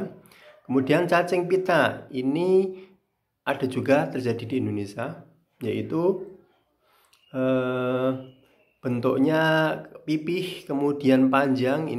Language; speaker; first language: Indonesian; native; Indonesian